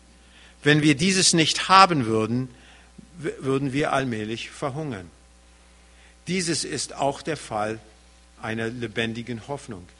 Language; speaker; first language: German; early bilingual, heritage; German